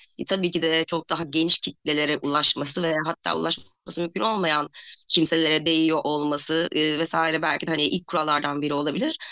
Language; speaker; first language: Turkish; native; Turkish